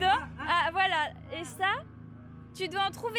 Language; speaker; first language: French; native; French